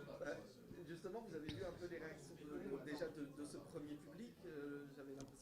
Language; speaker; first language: French; native; French